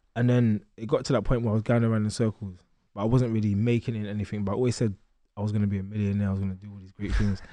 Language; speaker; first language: English; native; English